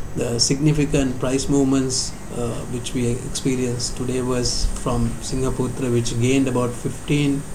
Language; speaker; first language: English; non-native, local second language; Sinhala